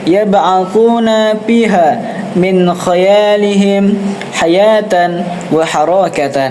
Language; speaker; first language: Arabic; non-native, learner; Indonesian